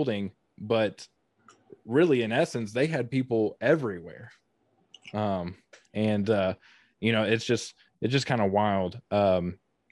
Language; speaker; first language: English; native; English